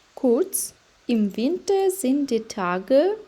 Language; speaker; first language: German; non-native, fluent; Ukrainian